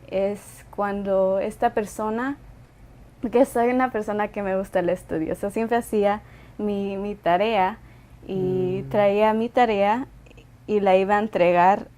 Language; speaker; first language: Spanish; early bilingual, other home language; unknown